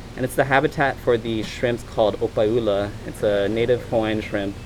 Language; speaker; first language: English; native; English